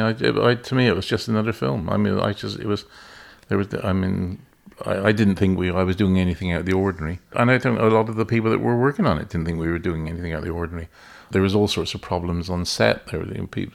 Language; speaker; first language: English; native; English